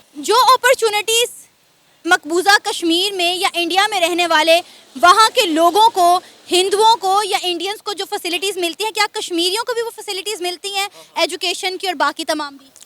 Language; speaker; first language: Urdu; native; Urdu